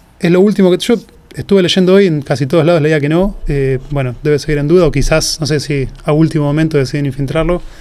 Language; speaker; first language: Spanish; native; Spanish